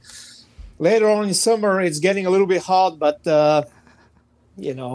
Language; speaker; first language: English; non-native, fluent; Bulgarian